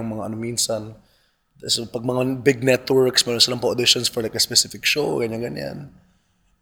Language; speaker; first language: English; non-native, local second language; Cebuano